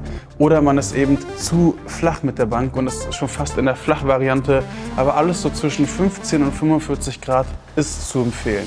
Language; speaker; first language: German; native; German